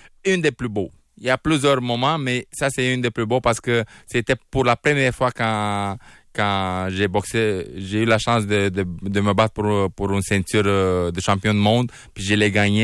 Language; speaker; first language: French; non-native, fluent; Romanian